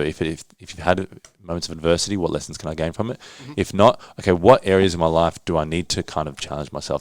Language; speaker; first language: English; native; English